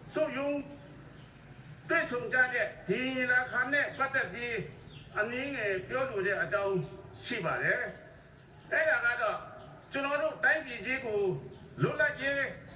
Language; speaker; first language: Burmese; non-native, local second language; Hakha Chin